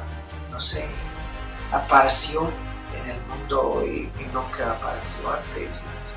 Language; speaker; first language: Spanish; non-native, fluent; English